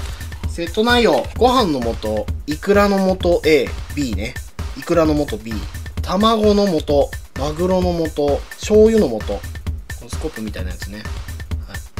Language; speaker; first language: Japanese; native; Japanese